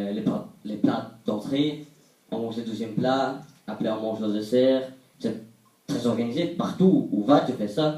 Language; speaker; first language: French; non-native, fluent; Portuguese